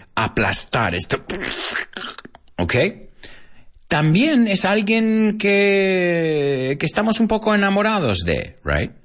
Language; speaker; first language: Spanish; non-native, fluent; English